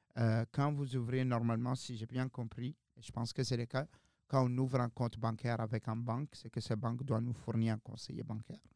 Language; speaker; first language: French; non-native, local second language; Arabic